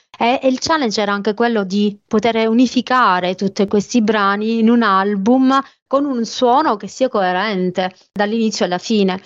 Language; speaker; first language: Italian; native; Italian